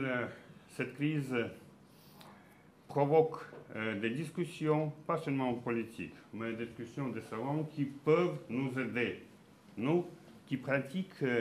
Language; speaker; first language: French; non-native, fluent; Russian